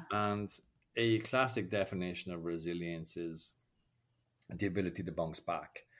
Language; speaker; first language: English; native; English